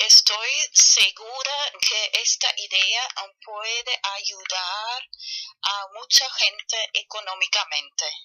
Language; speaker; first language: Spanish; non-native, fluent; German